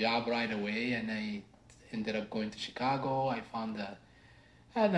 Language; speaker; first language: English; non-native, fluent; Arabic